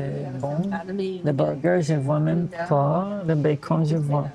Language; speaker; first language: French; non-native, fluent; Portuguese